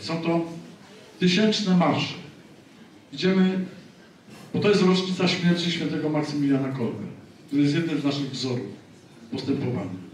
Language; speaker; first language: Polish; native; Polish